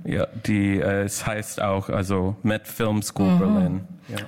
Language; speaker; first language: German; non-native, fluent; English